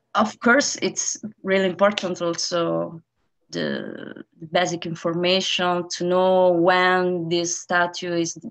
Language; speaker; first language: English; non-native, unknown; Italian